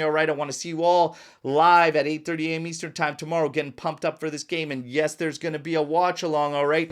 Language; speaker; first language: English; native; English